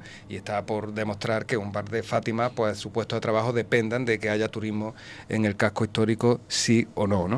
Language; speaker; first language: Spanish; native; Spanish